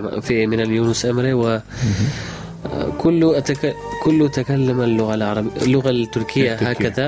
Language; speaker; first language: Arabic; non-native, learner; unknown